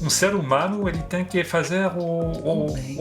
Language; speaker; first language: Portuguese; non-native, fluent; French